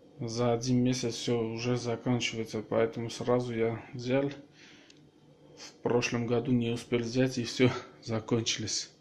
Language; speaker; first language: Russian; non-native, local second language; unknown